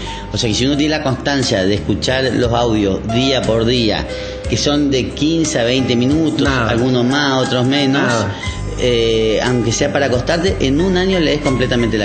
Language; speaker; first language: Spanish; native; Spanish